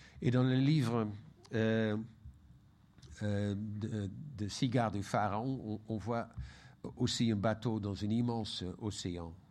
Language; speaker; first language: French; non-native, fluent; Dutch